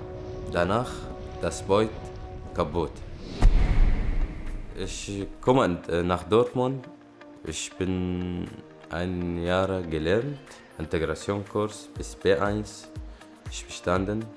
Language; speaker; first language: German; non-native, learner; Arabic